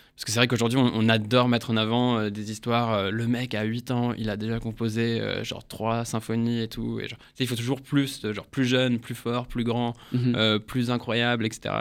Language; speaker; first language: French; early bilingual, heritage; English